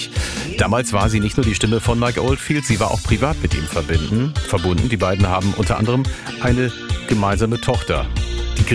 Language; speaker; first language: German; native; German